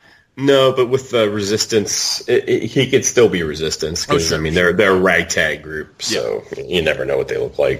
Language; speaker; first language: English; native; English